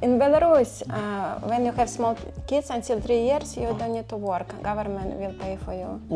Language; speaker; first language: English; non-native, learner; Russian